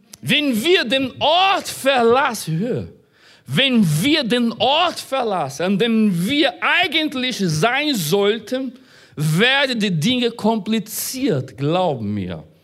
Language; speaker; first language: German; non-native, fluent; Portuguese